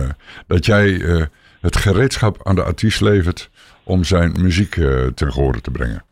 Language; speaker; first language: Dutch; native; Dutch